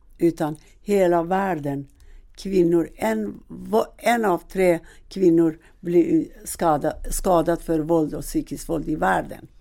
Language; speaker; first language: Swedish; non-native, fluent; Persian